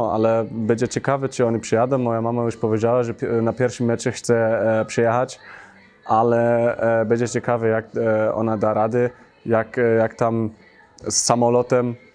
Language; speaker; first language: Polish; early bilingual, heritage; Polish